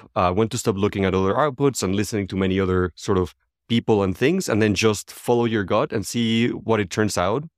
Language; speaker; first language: English; non-native, fluent; Spanish